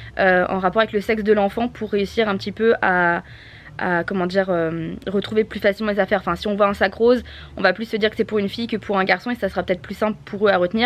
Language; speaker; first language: French; native; French